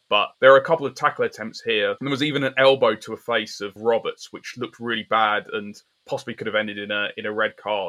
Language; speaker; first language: English; native; English